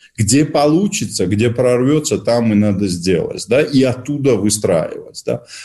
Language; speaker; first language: Russian; non-native, local second language; Georgian